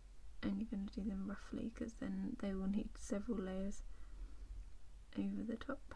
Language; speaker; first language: English; native; English